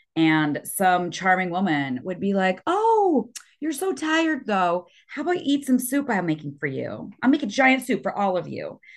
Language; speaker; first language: English; early bilingual, other home language; French